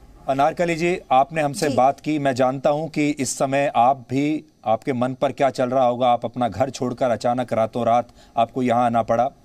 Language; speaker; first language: Hindi; native; Hindi